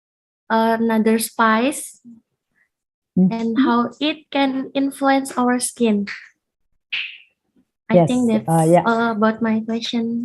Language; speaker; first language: English; non-native, learner; Indonesian